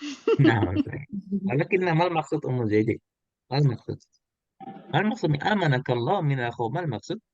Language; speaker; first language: Arabic; non-native, fluent; Indonesian